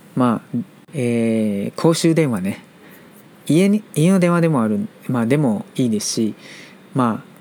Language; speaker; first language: Japanese; non-native, fluent; Chinese